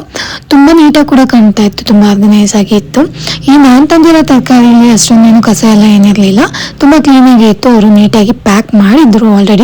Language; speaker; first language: Kannada; native; Kannada